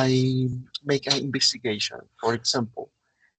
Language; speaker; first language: English; non-native, learner; Spanish